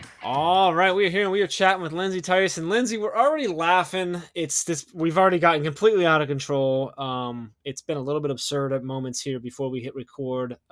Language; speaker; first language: English; native; English